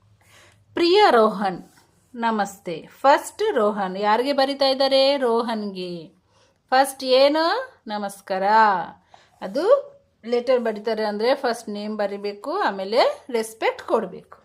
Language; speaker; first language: Kannada; non-native, local second language; Urdu